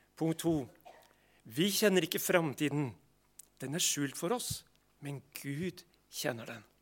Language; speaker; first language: Norwegian; native; Norwegian